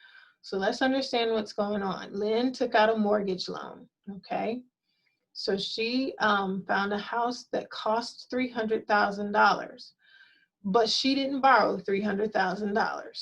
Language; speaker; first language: English; native; English